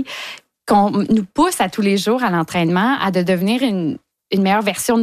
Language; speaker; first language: French; native; French